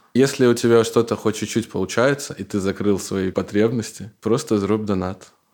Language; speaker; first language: Russian; native; Russian